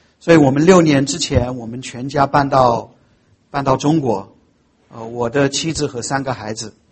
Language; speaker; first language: Chinese; non-native, fluent; English